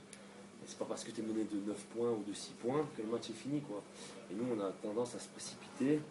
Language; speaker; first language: French; native; French